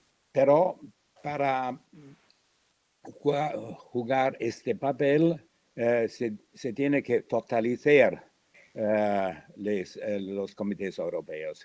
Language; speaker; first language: Spanish; non-native, fluent; German